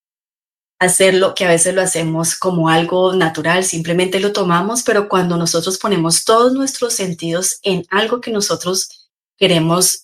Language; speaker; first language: Spanish; native; Spanish